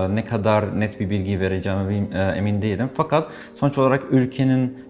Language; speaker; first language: Turkish; non-native, fluent; Arabic